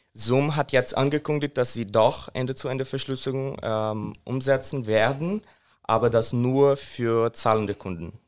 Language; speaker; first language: German; non-native, fluent; Portuguese